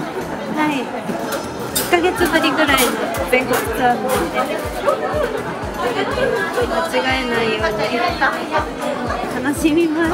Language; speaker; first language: Japanese; native; Japanese